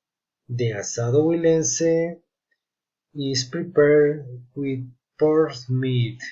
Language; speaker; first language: English; non-native, learner; Spanish